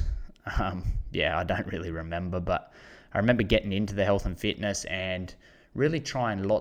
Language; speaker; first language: English; native; English